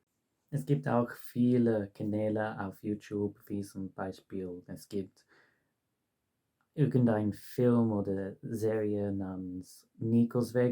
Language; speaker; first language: German; non-native, fluent; English